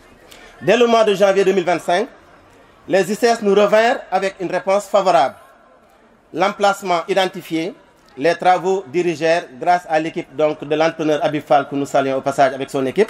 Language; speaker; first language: French; non-native, local second language; Wolof